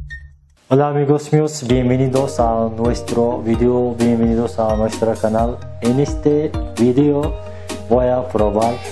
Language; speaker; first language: Spanish; non-native, learner; Turkish